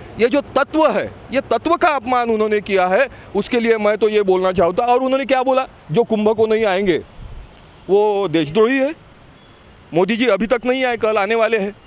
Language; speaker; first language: Hindi; non-native, local second language; Marathi